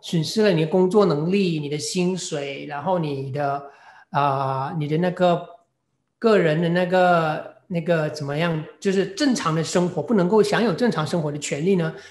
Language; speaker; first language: Chinese; native; Chinese